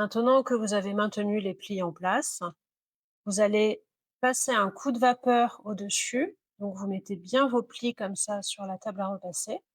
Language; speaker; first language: French; native; French